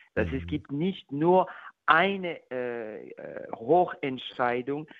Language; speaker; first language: German; non-native, learner; French